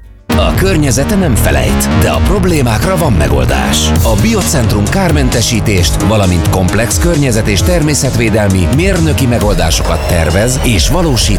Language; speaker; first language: Hungarian; native; Hungarian